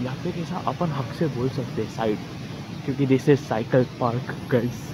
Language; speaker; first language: Hindi; non-native, local second language; Marathi